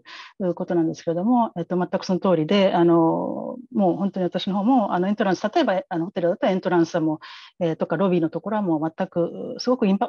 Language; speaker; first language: Japanese; native; Japanese